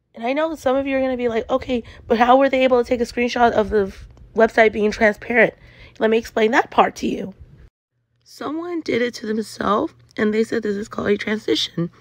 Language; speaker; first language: English; native; English